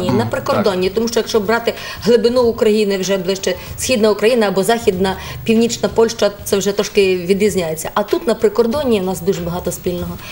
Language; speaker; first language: Ukrainian; early bilingual, heritage; Ukrainian